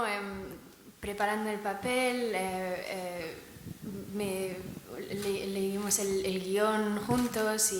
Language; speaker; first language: Spanish; non-native, fluent; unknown